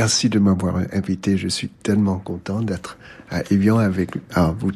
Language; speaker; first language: French; non-native, fluent; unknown